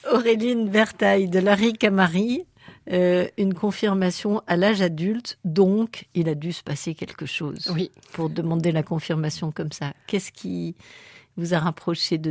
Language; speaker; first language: French; native; French